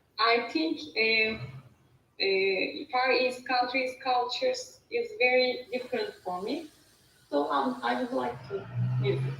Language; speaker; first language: English; non-native, learner; Turkish